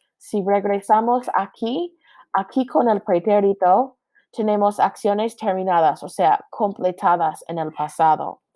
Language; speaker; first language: Spanish; non-native, fluent; English